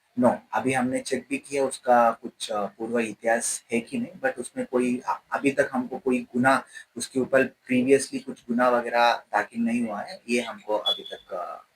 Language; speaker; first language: Hindi; non-native, local second language; Marathi